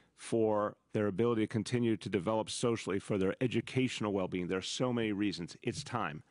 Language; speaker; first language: English; native; English